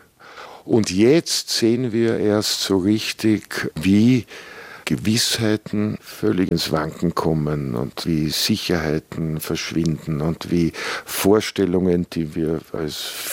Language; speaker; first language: German; native; German